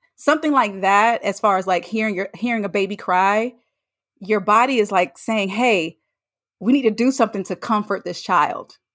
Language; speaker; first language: English; native; English